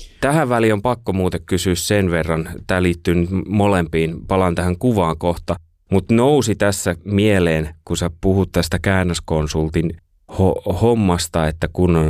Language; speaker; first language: Finnish; native; Finnish